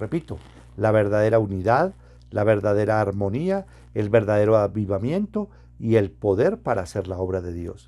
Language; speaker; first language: Spanish; native; Spanish